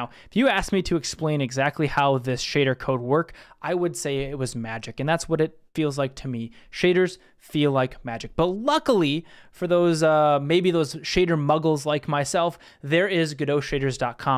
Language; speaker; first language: English; native; English